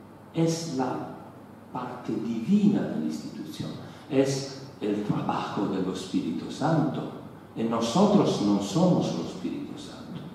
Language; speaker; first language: Spanish; non-native, learner; Italian